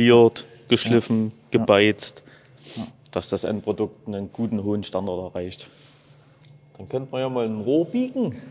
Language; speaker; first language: German; native; German